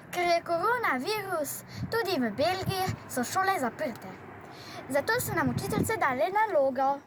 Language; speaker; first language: Slovenian; early bilingual, heritage; Slovenian